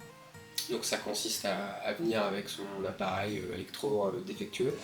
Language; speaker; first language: French; native; French